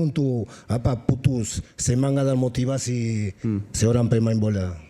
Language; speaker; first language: Indonesian; non-native, fluent; Spanish